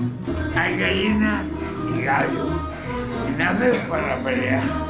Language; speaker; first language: Spanish; early bilingual, other home language; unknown